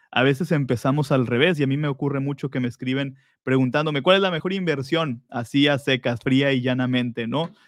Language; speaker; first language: Spanish; native; Spanish